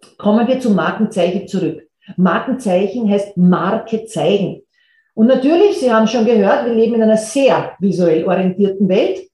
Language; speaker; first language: German; native; German